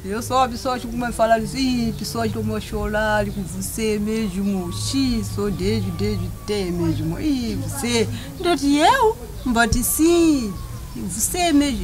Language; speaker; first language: Portuguese; non-native, learner; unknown